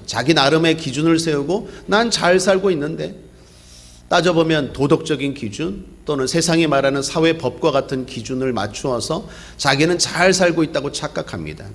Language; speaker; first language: Korean; native; Korean